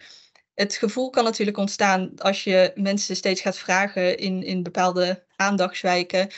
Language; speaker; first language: Dutch; native; Dutch